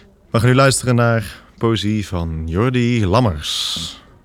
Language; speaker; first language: Dutch; native; Dutch